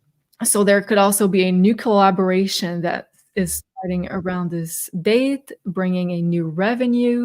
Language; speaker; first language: English; non-native, fluent; French